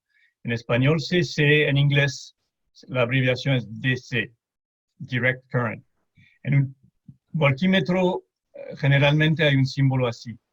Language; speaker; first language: Spanish; non-native, fluent; French